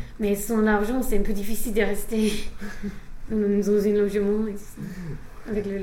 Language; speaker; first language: French; non-native, fluent; English